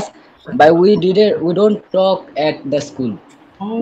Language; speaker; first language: English; non-native, learner; Bangla